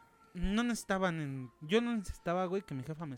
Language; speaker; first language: Spanish; native; Spanish